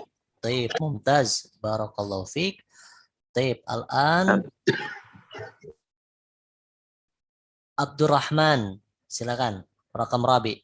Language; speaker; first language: Arabic; non-native, fluent; Indonesian